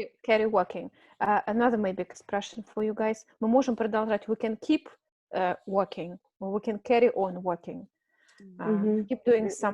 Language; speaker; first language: English; non-native, fluent; Russian